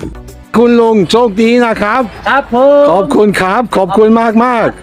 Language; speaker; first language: Thai; native; Thai